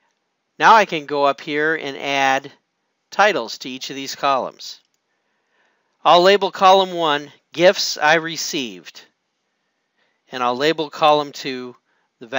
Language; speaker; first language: English; native; English